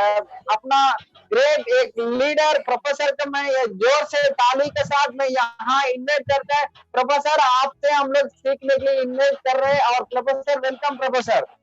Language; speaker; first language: Hindi; non-native, local second language; Tamil